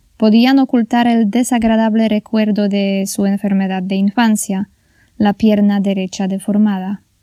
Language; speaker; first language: Spanish; non-native, fluent; Polish